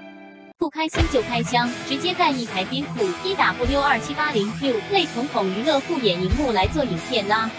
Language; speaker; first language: Chinese; native; Chinese